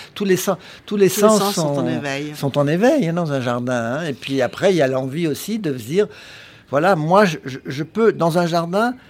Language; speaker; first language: French; native; French